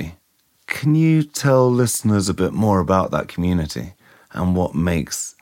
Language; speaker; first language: English; native; English